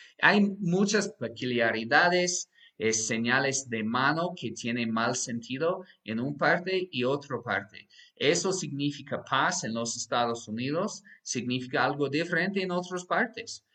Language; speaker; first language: Spanish; non-native, fluent; English